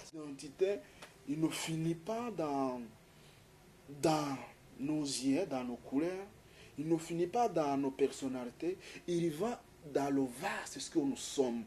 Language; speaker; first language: French; non-native, fluent; Kinyarwanda